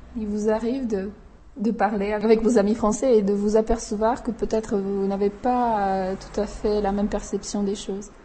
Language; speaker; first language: French; non-native, fluent; Czech